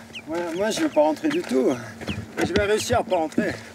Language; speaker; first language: French; native; French